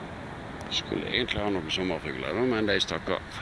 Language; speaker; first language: Norwegian; native; Norwegian